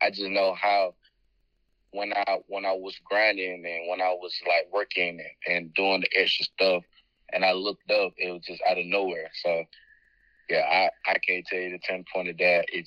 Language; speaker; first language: English; native; English